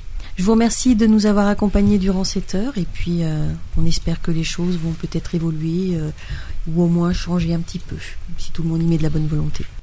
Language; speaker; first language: French; native; French